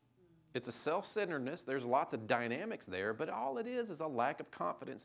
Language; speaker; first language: English; native; English